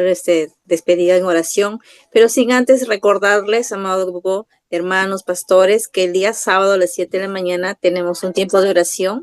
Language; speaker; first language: Spanish; native; Spanish